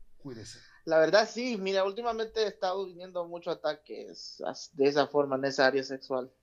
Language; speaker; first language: Spanish; native; Spanish